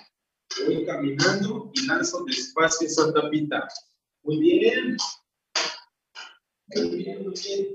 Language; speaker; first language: Spanish; native; Spanish